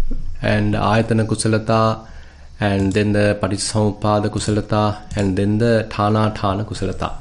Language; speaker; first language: English; non-native, local second language; Sinhala